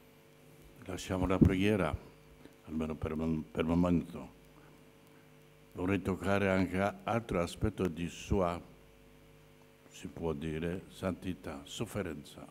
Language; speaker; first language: Italian; non-native, fluent; Polish